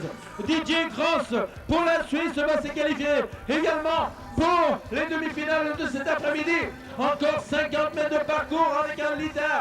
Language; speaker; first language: French; native; French